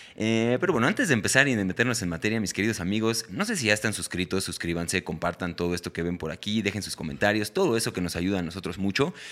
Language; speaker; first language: Spanish; native; Spanish